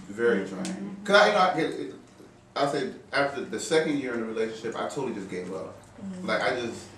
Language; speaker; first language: English; native; English